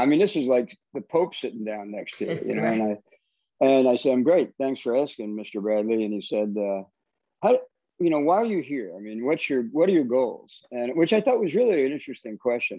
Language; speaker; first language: English; native; English